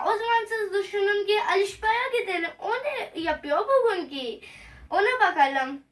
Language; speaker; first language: Turkish; non-native, learner; Urdu